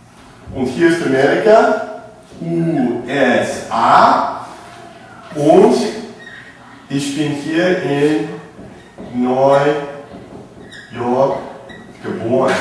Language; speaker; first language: German; non-native, learner; English